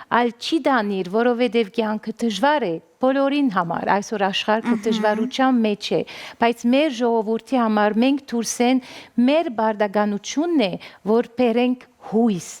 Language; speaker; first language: Armenian; early bilingual, heritage; Armenian